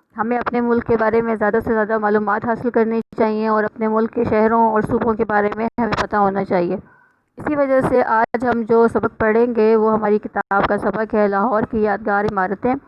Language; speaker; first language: Urdu; native; Urdu